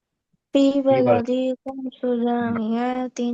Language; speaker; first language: Arabic; non-native, learner; Bangla